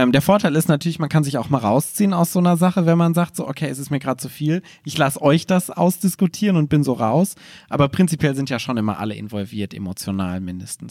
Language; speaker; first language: German; native; German